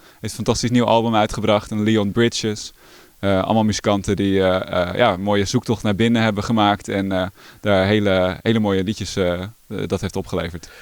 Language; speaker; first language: Dutch; native; Dutch